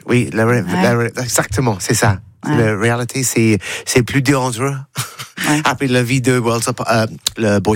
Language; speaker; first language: French; non-native, learner; English